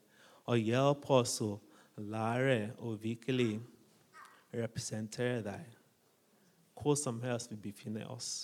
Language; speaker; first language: Norwegian; non-native, fluent; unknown